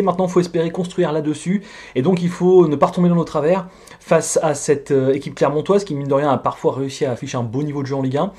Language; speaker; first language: French; native; French